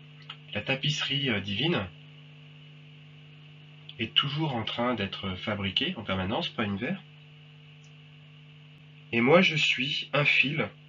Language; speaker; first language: French; native; French